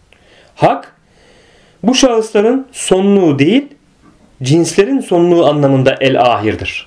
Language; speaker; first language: Turkish; native; Turkish